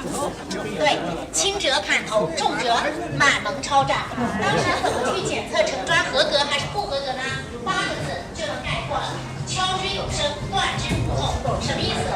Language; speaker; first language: Chinese; native; Chinese